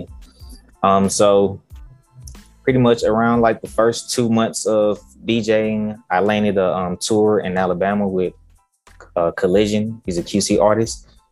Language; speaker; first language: English; native; English